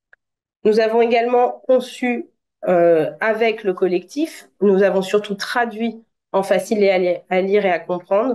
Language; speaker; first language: French; native; French